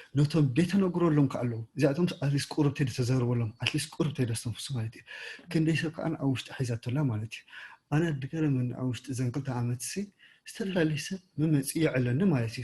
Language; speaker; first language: Tigrinya; native; Tigrinya